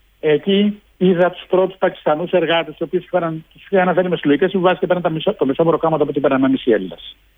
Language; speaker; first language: Greek; early bilingual, heritage; Greek